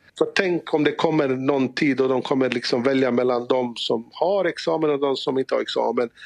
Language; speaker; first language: Swedish; early bilingual, other home language; Bosnian